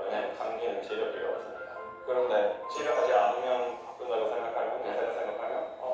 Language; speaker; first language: Korean; non-native, fluent; Norwegian